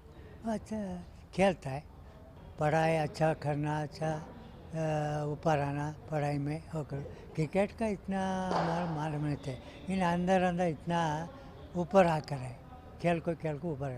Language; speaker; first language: Hindi; non-native, local second language; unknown